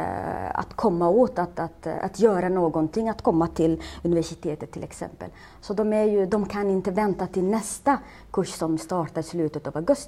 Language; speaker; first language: Swedish; non-native, fluent; Somali